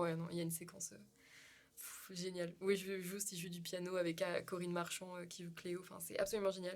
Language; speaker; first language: French; native; French